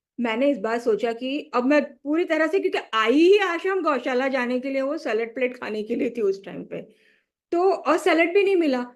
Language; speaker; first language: Hindi; non-native, local second language; Marathi